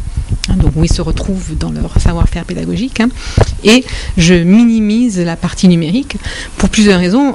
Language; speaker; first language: French; native; French